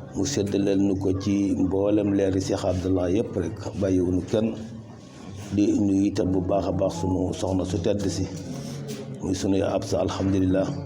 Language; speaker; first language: Wolof; native; Wolof